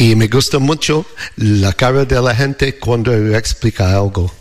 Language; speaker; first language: Spanish; non-native, learner; English